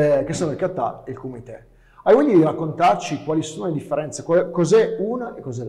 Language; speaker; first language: Italian; native; Italian